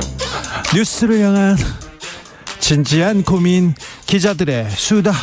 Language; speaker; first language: Korean; native; Korean